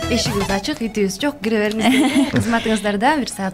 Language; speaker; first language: Kyrgyz; native; Kyrgyz